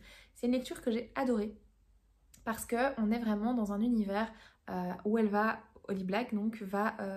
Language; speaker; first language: French; native; French